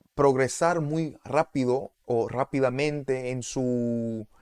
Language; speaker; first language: Spanish; non-native, learner; English